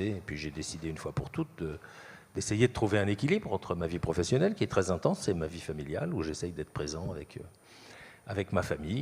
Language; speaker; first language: French; native; French